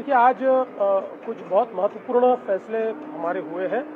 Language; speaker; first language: Hindi; non-native, local second language; Marathi